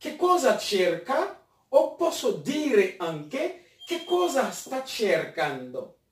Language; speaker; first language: Italian; non-native, fluent; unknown